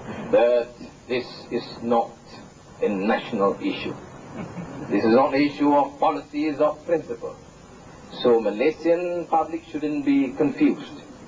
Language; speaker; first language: English; non-native, local second language; Malay